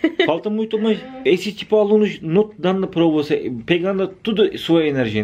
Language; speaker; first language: Portuguese; non-native, learner; Turkish